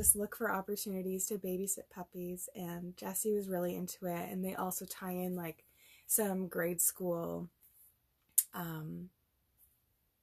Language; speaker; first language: English; native; English